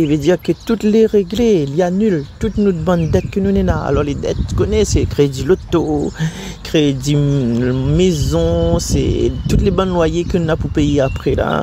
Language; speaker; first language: French; non-native, local second language; Réunion Creole French